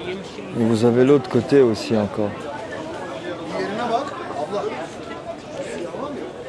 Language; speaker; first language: French; early bilingual, heritage; Turkish